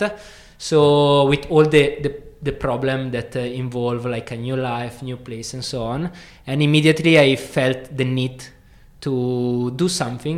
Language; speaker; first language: English; non-native, fluent; Italian